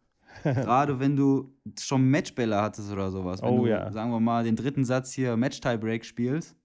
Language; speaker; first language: German; native; German